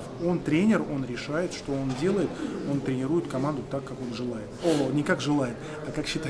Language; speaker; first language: Russian; native; Russian